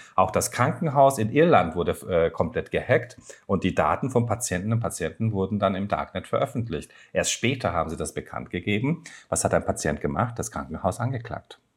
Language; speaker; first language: German; non-native, fluent; Turkish